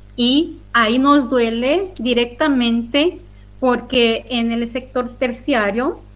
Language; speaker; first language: Spanish; non-native, local second language; Guarani